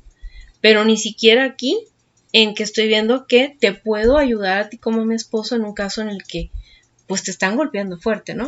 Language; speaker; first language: Spanish; native; Spanish